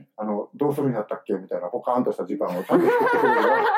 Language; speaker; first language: Japanese; native; Japanese